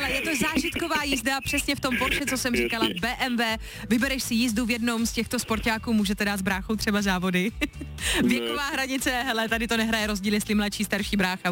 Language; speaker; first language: Czech; native; Czech